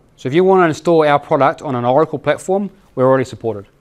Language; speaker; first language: English; native; English